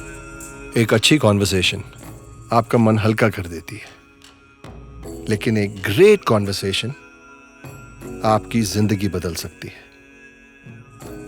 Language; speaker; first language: Hindi; native; Hindi